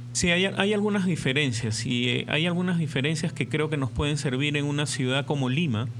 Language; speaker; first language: Spanish; native; Spanish